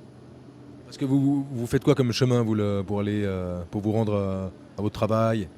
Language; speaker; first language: French; native; French